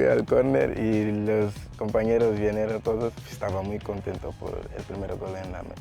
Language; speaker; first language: Spanish; non-native, learner; Portuguese